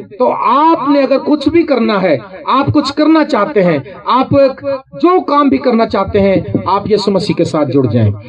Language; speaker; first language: Urdu; non-native, local second language; Punjabi